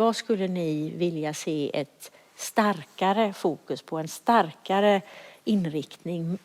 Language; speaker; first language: Swedish; native; Swedish